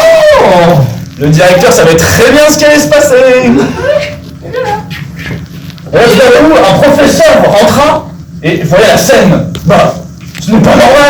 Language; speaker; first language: French; native; French